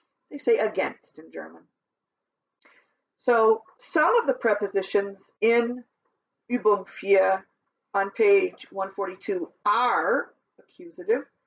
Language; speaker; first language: English; native; English